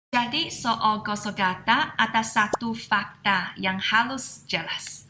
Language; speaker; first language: Indonesian; non-native, fluent; Chinese